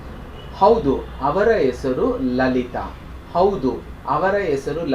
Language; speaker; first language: Kannada; non-native, fluent; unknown